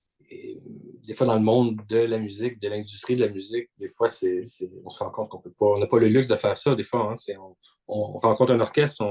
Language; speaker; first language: French; native; French